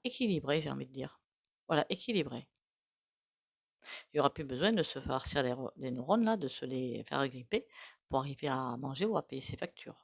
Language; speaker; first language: French; native; French